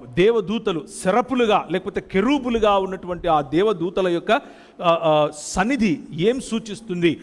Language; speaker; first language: Telugu; native; Telugu